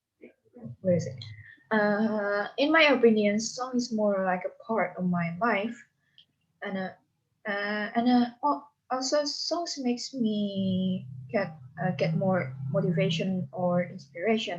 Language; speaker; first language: English; non-native, learner; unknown